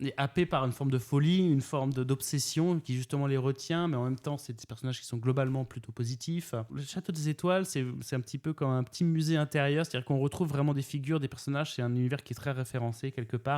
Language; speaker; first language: French; native; French